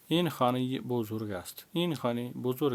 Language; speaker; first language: Persian; non-native, fluent; Urdu